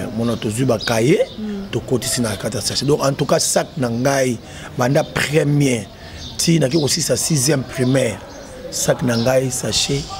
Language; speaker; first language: Lingala; native; Lingala